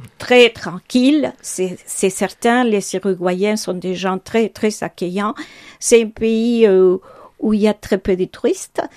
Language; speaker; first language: French; non-native, fluent; Spanish